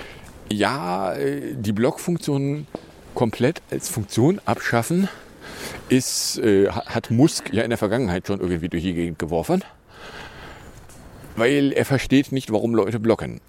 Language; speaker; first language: German; native; German